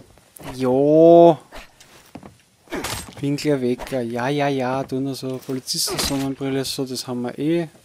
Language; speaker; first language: German; native; German